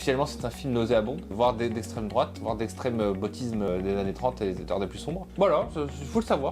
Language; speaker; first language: French; native; French